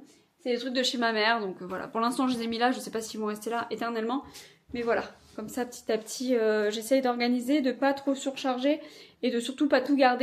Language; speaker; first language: French; native; French